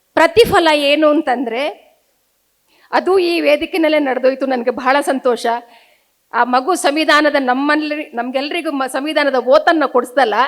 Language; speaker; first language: Kannada; non-native, local second language; Tulu